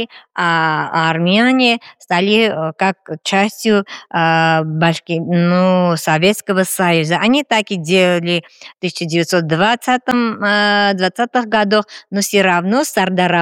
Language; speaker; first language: Russian; non-native, fluent; Armenian